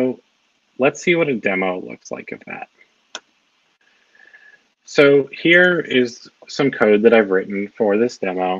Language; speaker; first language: English; native; English